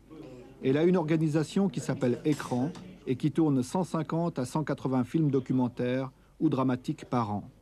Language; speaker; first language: French; native; French